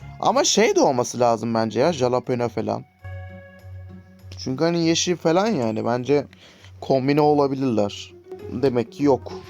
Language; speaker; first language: Turkish; native; Turkish